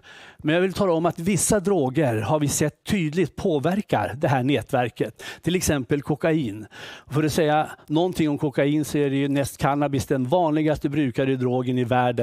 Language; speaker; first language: Swedish; native; Swedish